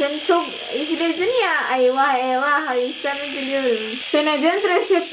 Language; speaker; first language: Turkish; non-native, learner; Indonesian